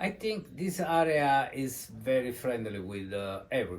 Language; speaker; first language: English; non-native, learner; Italian